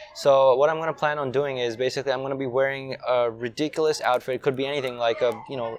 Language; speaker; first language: English; non-native, fluent; Urdu